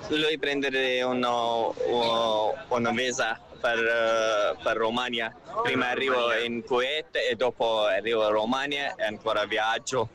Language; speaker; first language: Italian; non-native, learner; Urdu